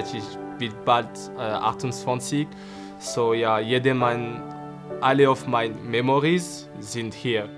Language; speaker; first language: German; non-native, fluent; French